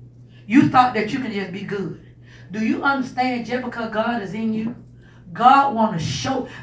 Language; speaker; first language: English; native; English